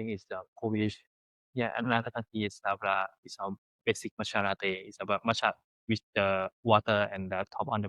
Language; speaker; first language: English; non-native, learner; Thai